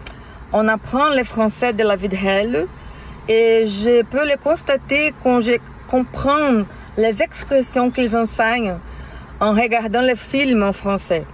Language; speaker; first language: French; non-native, learner; Portuguese